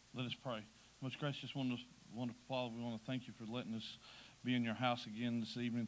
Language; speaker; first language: English; native; English